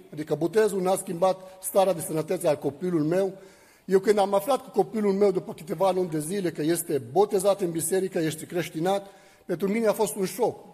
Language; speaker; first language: Romanian; non-native, fluent; Arabic